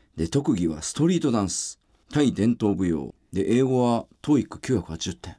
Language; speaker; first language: Japanese; native; Japanese